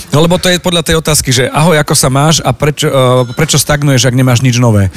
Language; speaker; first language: Slovak; native; Slovak